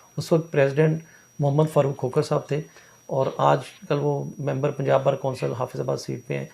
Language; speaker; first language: Urdu; non-native, local second language; Punjabi